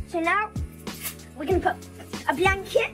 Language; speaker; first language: English; native; English